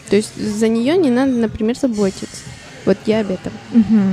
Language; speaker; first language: Russian; non-native, fluent; Spanish